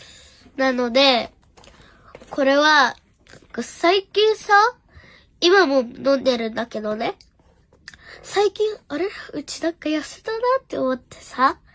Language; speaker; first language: Japanese; early bilingual, other home language; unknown